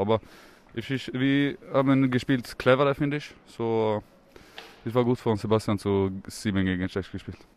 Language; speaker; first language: German; non-native, learner; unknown